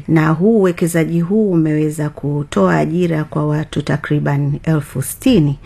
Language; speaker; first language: Swahili; native; Swahili